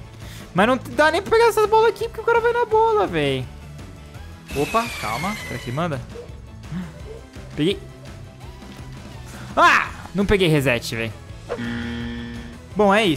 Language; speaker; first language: Portuguese; native; Portuguese